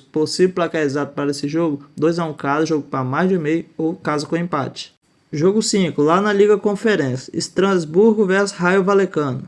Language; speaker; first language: Portuguese; native; Portuguese